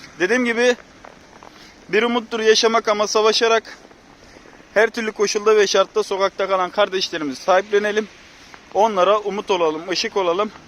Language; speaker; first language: Turkish; native; Turkish